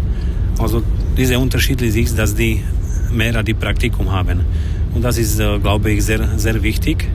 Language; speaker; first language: German; non-native, learner; Slovak